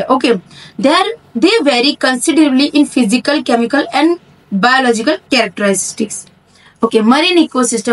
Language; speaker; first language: English; non-native, local second language; Hindi